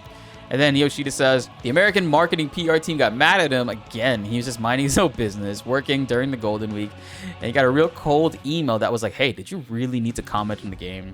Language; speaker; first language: English; native; English